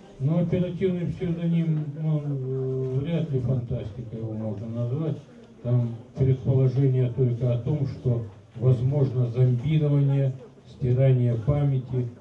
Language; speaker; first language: Russian; native; Russian